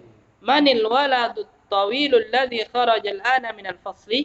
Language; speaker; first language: Arabic; non-native, fluent; Indonesian